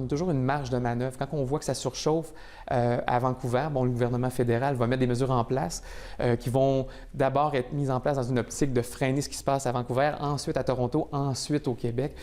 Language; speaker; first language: French; native; French